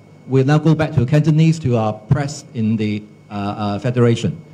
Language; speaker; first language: English; non-native, local second language; Cantonese